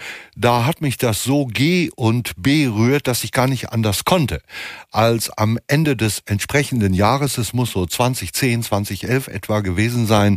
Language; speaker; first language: German; native; German